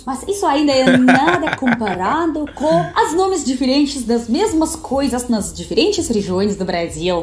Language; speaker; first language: Portuguese; non-native, fluent; Russian